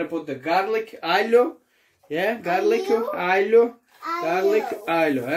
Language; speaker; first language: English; non-native, fluent; Portuguese